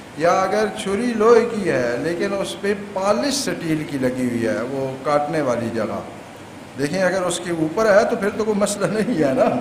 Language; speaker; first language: Urdu; non-native, local second language; Punjabi